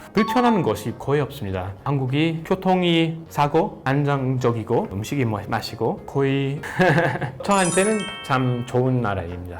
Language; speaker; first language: Korean; non-native, fluent; English